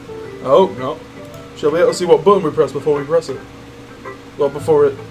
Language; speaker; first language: English; native; English